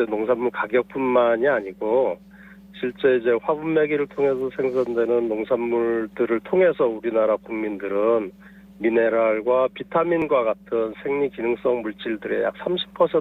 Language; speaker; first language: Korean; native; Korean